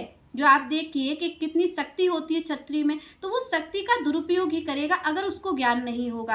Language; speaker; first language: Hindi; native; Hindi